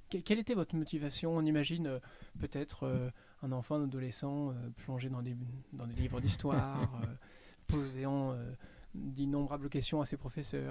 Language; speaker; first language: French; native; French